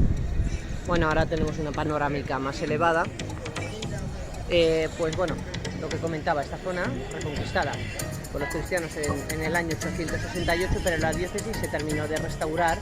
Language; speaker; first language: Spanish; native; Spanish